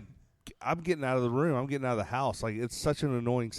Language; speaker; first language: English; native; English